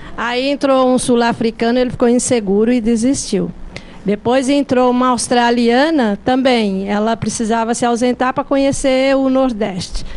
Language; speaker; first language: Portuguese; native; Portuguese